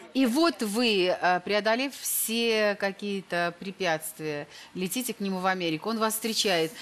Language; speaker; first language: Russian; native; Russian